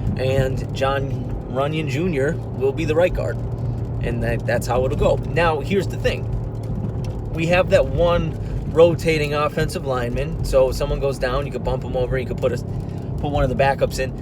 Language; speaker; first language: English; native; English